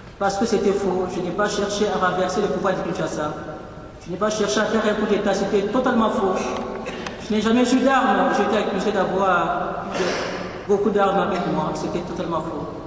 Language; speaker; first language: French; non-native, local second language; Lingala